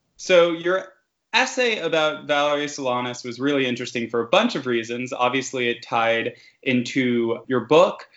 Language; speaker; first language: English; native; English